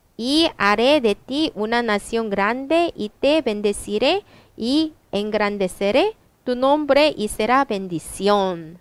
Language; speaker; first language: Spanish; non-native, learner; Korean